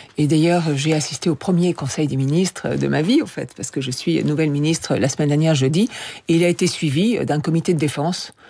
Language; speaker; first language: French; native; French